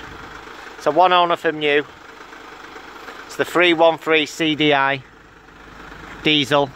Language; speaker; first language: English; native; English